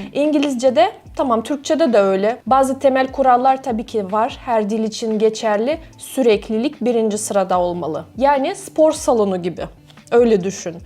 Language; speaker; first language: Turkish; non-native, fluent; Russian